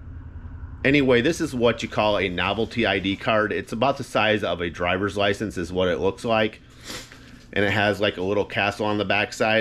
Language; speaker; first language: English; native; English